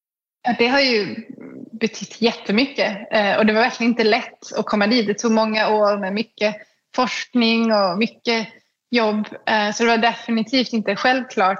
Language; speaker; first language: Swedish; native; Swedish